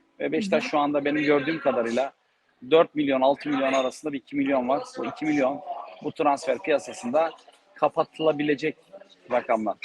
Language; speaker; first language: Turkish; native; Turkish